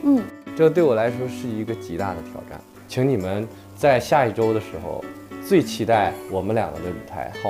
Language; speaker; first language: Chinese; native; Chinese